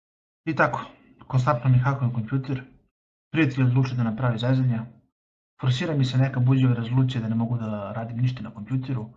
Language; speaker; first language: Bosnian; native; Bosnian